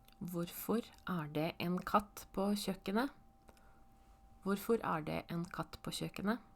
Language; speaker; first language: Norwegian; non-native, fluent; Polish